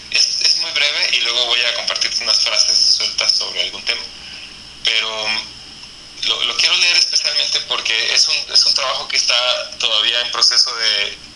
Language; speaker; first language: Spanish; native; Spanish